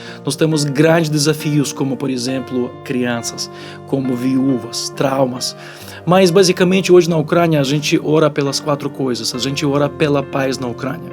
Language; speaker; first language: Portuguese; non-native, fluent; Ukrainian